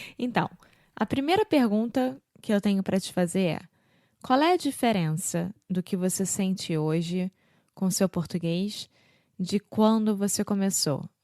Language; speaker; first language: Portuguese; native; Portuguese